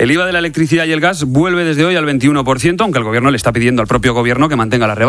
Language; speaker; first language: Spanish; native; Spanish